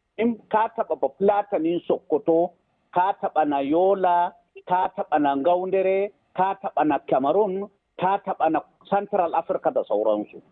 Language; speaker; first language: Hausa; non-native, local second language; Fula